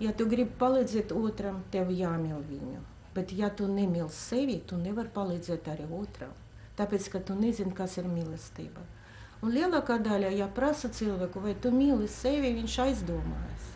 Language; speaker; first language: Latvian; non-native, local second language; Russian